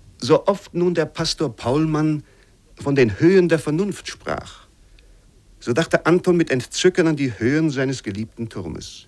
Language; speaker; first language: German; native; German